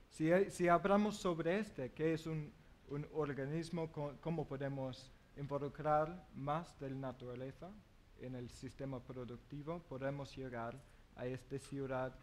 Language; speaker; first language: Spanish; non-native, learner; English